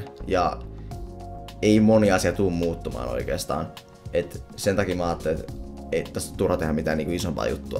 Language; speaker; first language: Finnish; native; Finnish